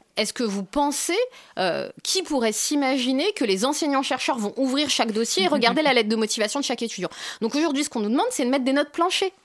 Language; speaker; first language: French; native; French